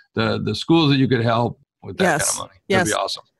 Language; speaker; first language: English; native; English